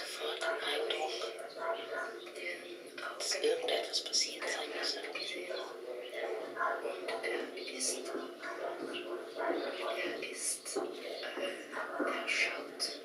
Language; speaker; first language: German; non-native, learner; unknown